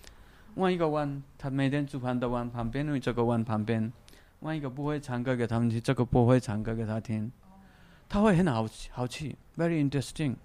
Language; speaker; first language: Chinese; non-native, fluent; Nepali